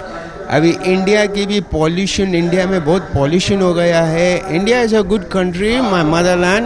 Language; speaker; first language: Hindi; non-native, local second language; Sindhi